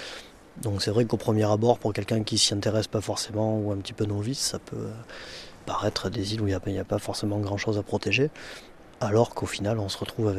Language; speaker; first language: French; native; French